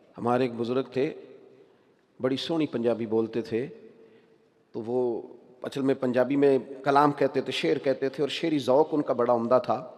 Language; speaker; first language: Urdu; non-native, local second language; Punjabi